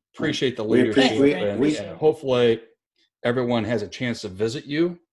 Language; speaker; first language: English; native; English